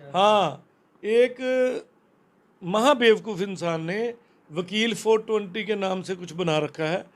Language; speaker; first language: Hindi; non-native, local second language; Punjabi